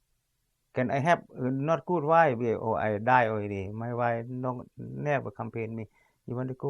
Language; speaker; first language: English; non-native, learner; Lao